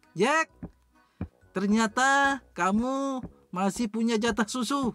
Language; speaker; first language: Indonesian; native; Indonesian